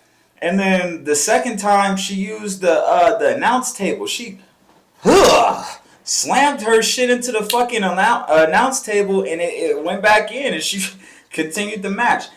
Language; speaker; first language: English; native; English